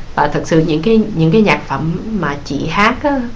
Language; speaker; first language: Vietnamese; early bilingual, heritage; Vietnamese